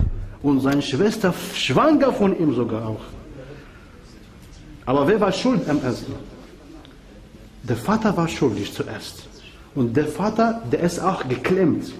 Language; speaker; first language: German; non-native, fluent; Arabic